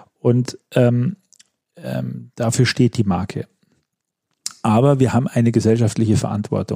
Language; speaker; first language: German; native; German